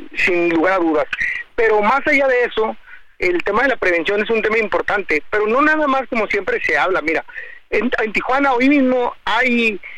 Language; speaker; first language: Spanish; native; Spanish